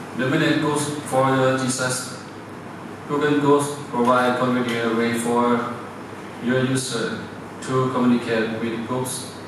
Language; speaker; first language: English; non-native, learner; Thai